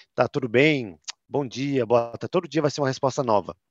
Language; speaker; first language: Portuguese; native; Portuguese